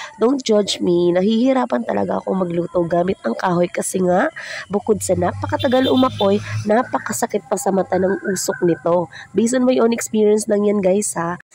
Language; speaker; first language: Filipino; non-native, local second language; Cebuano